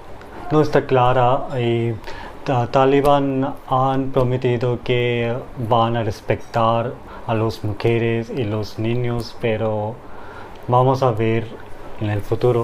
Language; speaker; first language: Spanish; non-native, learner; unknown